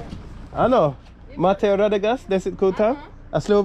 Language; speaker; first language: Czech; non-native, learner; English